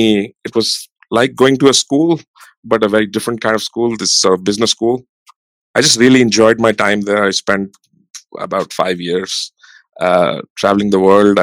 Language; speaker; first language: English; non-native, local second language; Hindi